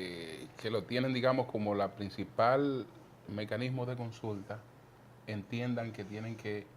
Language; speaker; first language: Spanish; native; Spanish